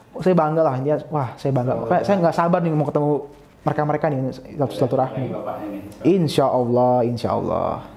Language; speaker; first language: Indonesian; native; Indonesian